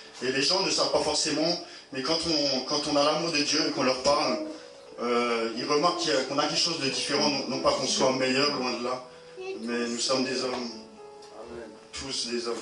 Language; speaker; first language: French; native; French